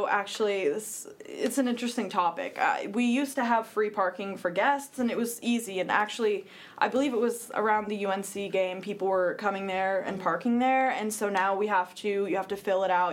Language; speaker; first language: English; native; English